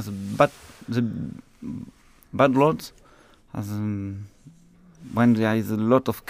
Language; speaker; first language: English; non-native, learner; French